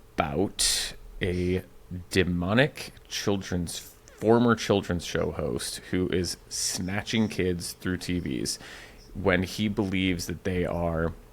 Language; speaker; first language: English; native; English